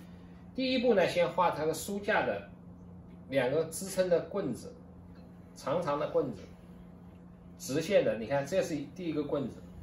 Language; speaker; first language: Chinese; native; Chinese